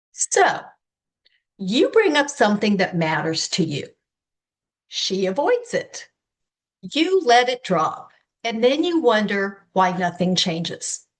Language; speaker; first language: English; native; English